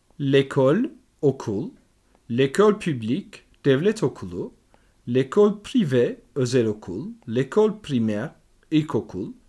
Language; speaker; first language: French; non-native, fluent; Turkish